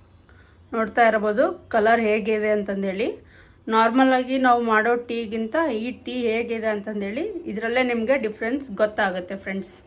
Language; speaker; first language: Kannada; native; Kannada